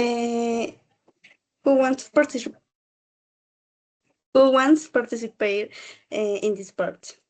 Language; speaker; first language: English; non-native, learner; Spanish